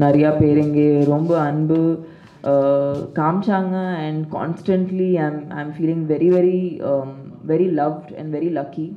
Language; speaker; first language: Tamil; non-native, fluent; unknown